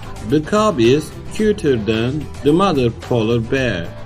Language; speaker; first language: English; non-native, fluent; Turkish